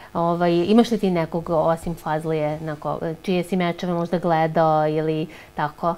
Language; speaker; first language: Serbian; native; Serbian